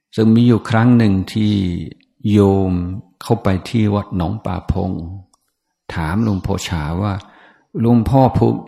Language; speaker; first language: Thai; non-native, fluent; English